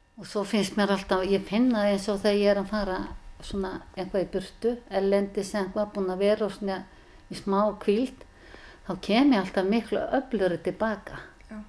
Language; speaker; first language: Icelandic; native; Icelandic